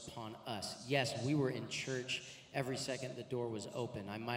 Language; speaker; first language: English; native; English